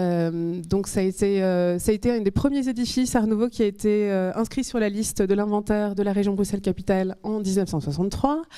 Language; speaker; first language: French; native; French